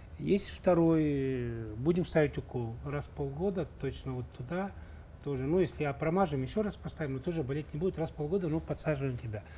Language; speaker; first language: Russian; native; Russian